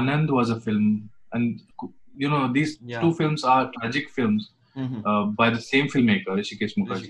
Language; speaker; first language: English; non-native, local second language; Hindi